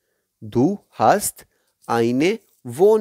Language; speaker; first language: German; non-native, learner; Hindi